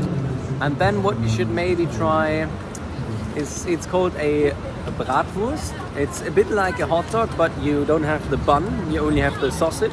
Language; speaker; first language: English; non-native, fluent; German